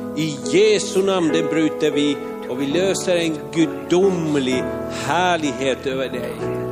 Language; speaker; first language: Swedish; non-native, fluent; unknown